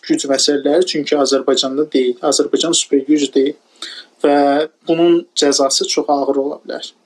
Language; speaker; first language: Azerbaijani; non-native, local second language; Talysh